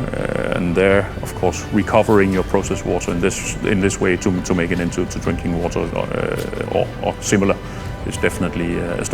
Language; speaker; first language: English; non-native, fluent; Danish